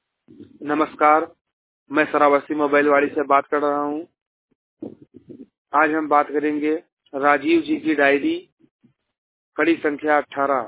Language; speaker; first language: Hindi; native; Hindi